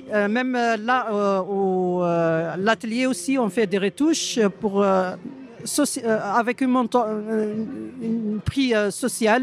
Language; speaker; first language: French; non-native, fluent; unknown